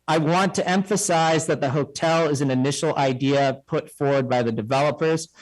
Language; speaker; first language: English; native; English